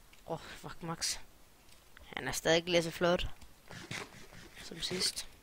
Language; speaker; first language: Danish; native; Danish